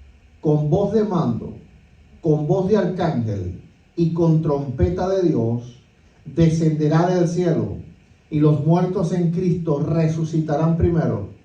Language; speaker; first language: Spanish; native; Spanish